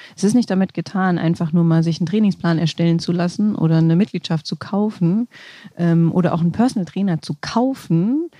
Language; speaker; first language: German; native; German